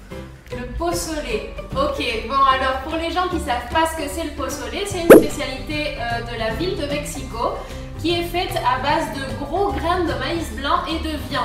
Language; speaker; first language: French; native; French